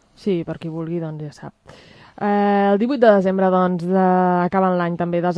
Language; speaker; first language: Catalan; non-native, local second language; Spanish